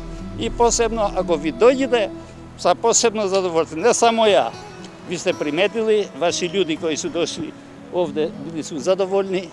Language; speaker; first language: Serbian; non-native, learner; Albanian